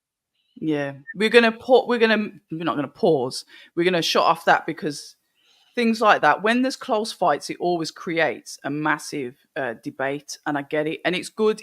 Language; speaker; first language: English; native; English